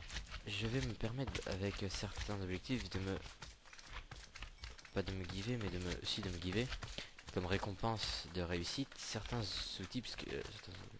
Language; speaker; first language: French; native; French